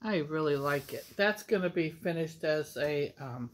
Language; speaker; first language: English; native; English